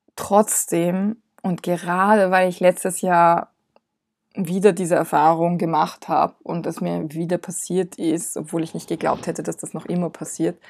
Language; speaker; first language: German; non-native, fluent; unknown